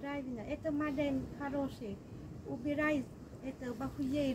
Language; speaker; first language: Russian; non-native, learner; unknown